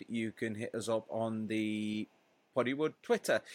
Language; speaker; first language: English; native; English